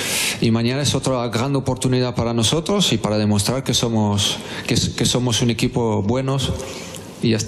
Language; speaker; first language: Spanish; non-native, fluent; French